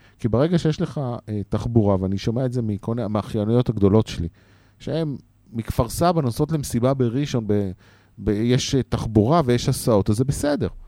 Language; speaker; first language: Hebrew; native; Hebrew